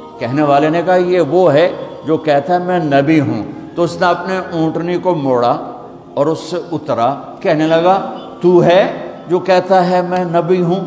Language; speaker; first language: Urdu; non-native, local second language; Punjabi